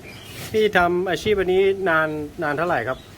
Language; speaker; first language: Thai; non-native, fluent; English